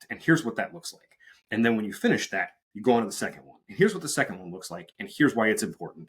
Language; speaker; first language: English; native; English